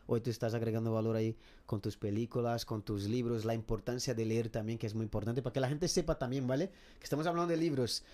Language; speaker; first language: Spanish; non-native, fluent; Portuguese